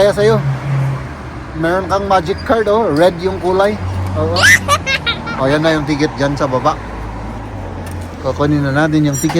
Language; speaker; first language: Filipino; native; Filipino